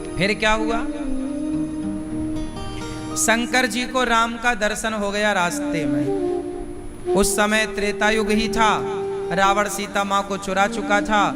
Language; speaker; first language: Hindi; native; Hindi